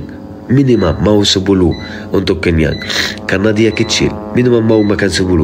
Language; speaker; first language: Indonesian; non-native, fluent; Arabic